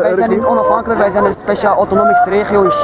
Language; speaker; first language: Dutch; non-native, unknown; Uyghur